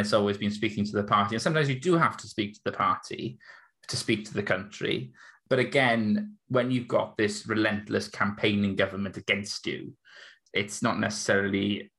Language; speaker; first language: English; native; English